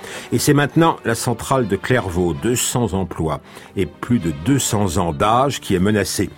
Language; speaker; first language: French; native; French